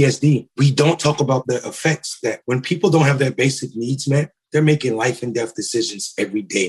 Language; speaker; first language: English; native; English